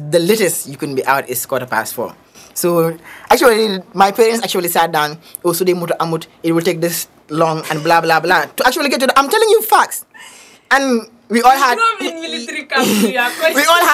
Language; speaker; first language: English; non-native, local second language; Wolof